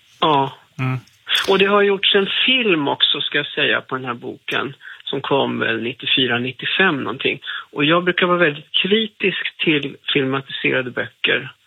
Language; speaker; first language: Swedish; native; Swedish